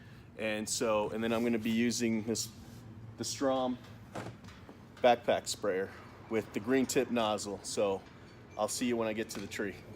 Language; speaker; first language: English; native; English